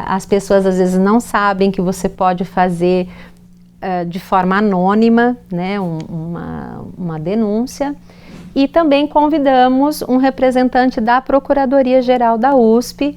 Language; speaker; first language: Portuguese; native; Portuguese